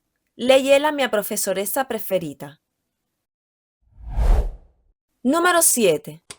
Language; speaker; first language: Italian; non-native, fluent; Spanish